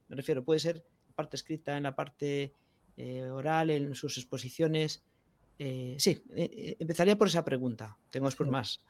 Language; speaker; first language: Spanish; native; Spanish